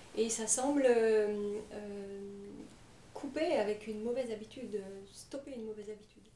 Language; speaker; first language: French; native; French